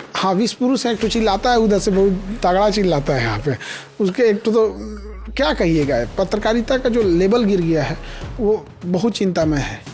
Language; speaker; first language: Hindi; native; Hindi